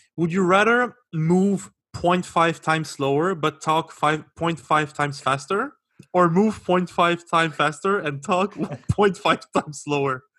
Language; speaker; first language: English; non-native, local second language; French